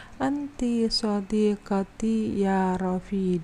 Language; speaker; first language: Arabic; non-native, fluent; Indonesian